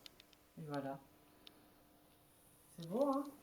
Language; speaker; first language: French; non-native, learner; Spanish